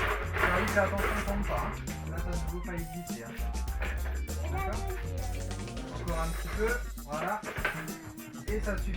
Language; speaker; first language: French; native; French